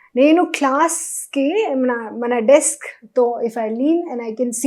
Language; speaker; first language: Telugu; non-native, learner; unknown